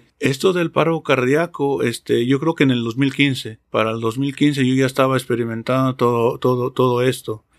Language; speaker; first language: Spanish; native; Spanish